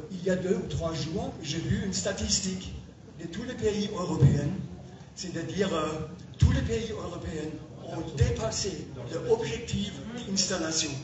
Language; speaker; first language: French; non-native, fluent; German